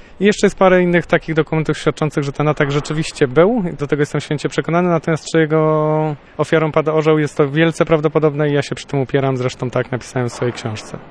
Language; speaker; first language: Polish; native; Polish